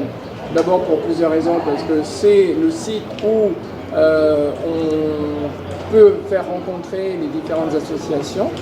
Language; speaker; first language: French; native; French